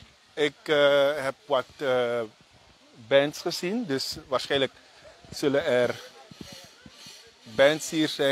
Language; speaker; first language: Dutch; native; Dutch